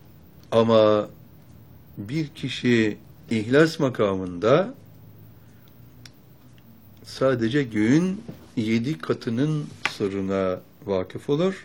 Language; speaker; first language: Turkish; native; Turkish